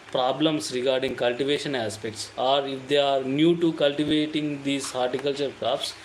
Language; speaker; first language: English; non-native, local second language; Telugu